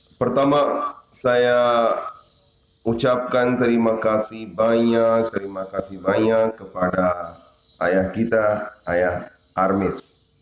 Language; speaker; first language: Indonesian; non-native, learner; Urdu